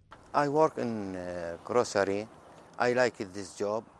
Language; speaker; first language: English; non-native, learner; Arabic